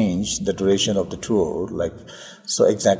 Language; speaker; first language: English; non-native, local second language; Tibetan